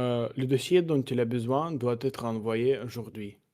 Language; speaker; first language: French; non-native, learner; Russian